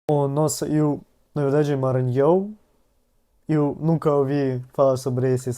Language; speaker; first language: Portuguese; non-native, learner; Russian